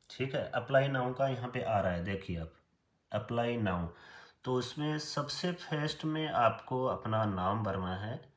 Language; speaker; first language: Hindi; native; Hindi